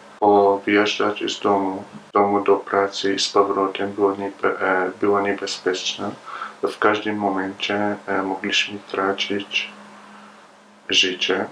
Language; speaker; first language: Polish; non-native, learner; Arabic